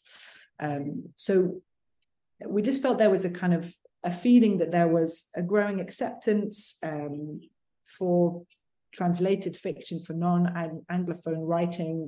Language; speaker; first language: English; native; English